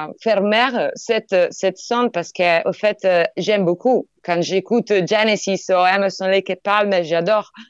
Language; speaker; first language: French; non-native, learner; Italian